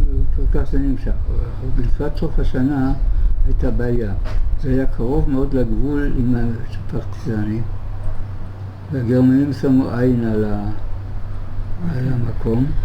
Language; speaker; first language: Hebrew; early bilingual, other home language; German